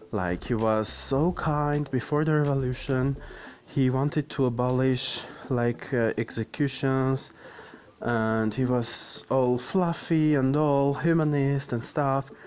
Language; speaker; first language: English; non-native, fluent; Armenian